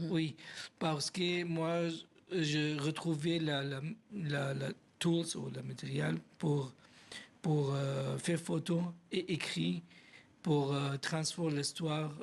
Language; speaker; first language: French; non-native, learner; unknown